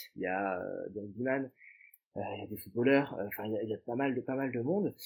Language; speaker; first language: French; native; French